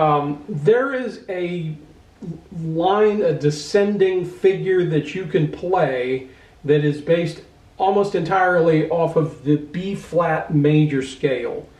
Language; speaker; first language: English; native; English